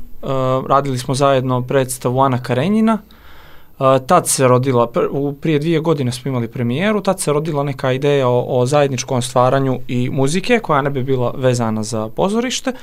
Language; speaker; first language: Serbian; native; Serbian